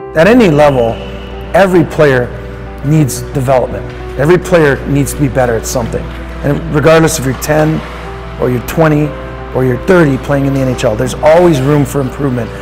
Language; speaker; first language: English; native; English